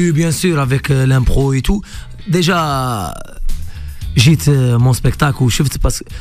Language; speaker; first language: French; non-native, local second language; Arabic